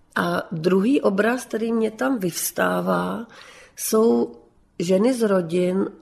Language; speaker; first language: Czech; native; Czech